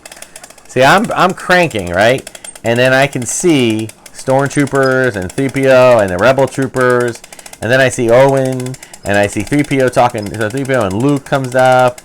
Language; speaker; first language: English; native; English